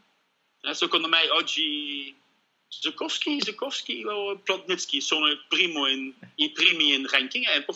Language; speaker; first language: Italian; non-native, learner; Dutch